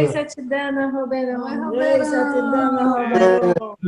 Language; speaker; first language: Portuguese; native; Portuguese